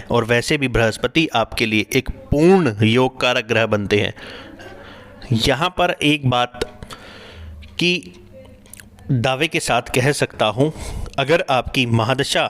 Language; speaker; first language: Hindi; native; Hindi